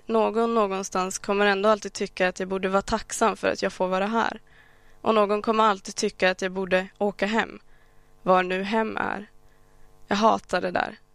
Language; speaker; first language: Swedish; early bilingual, other home language; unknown